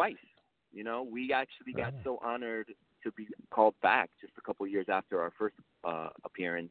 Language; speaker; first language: English; early bilingual, other home language; Spanish